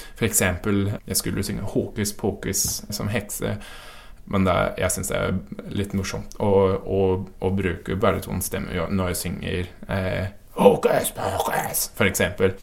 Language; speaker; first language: Norwegian; non-native, fluent; English